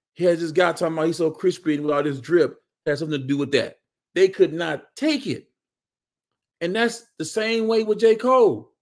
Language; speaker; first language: English; native; English